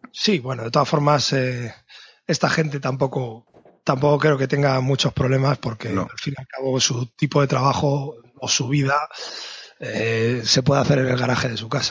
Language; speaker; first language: Spanish; native; Spanish